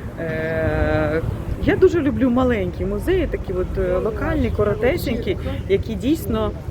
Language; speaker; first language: Ukrainian; native; Ukrainian